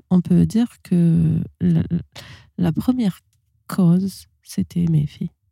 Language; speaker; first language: French; non-native, local second language; Arabic